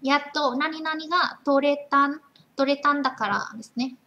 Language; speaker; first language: Japanese; non-native, fluent; Vietnamese